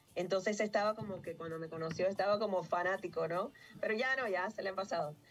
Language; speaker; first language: Spanish; early bilingual, heritage; Spanish